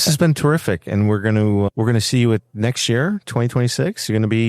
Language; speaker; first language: English; native; English